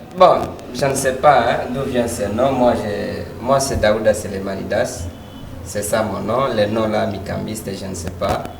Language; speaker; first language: French; non-native, local second language; Swahili